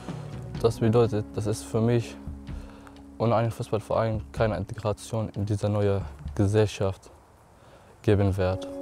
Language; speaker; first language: German; non-native, learner; Arabic